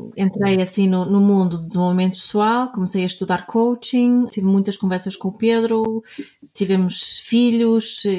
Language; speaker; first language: Portuguese; non-native, fluent; Swedish